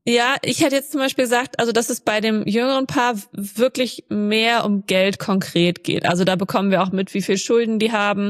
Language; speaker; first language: German; native; German